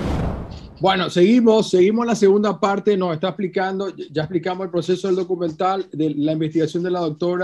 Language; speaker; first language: Spanish; native; Spanish